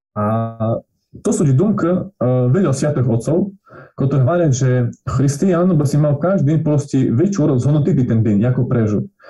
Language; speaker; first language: Slovak; non-native, local second language; Rusyn